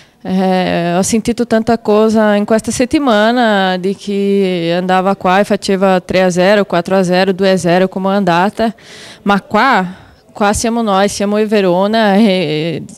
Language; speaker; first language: Italian; non-native, fluent; Portuguese